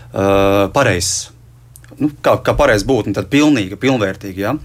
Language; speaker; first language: Latvian; native; Latvian